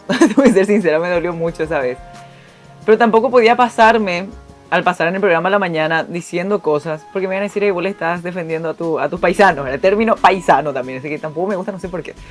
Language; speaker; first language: Spanish; early bilingual, other home language; Korean